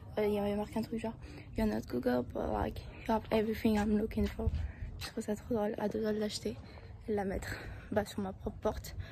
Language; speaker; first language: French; early bilingual, other home language; Spanish